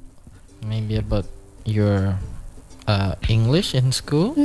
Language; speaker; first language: English; non-native, fluent; Indonesian